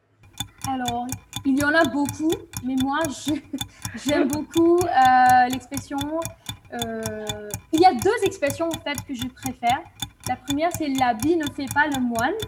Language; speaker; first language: French; non-native, fluent; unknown